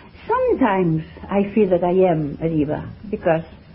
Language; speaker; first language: English; non-native, fluent; Spanish